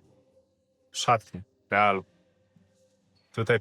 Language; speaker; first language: Polish; native; Polish